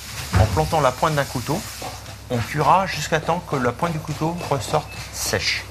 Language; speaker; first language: French; native; French